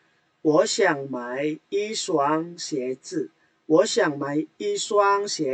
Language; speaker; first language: Chinese; non-native, fluent; Indonesian